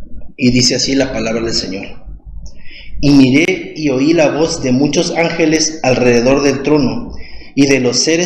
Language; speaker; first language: Spanish; native; Spanish